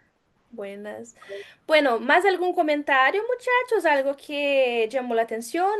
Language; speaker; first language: Spanish; non-native, fluent; Portuguese